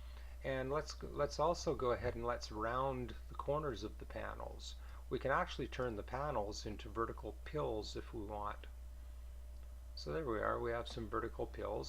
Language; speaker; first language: English; native; English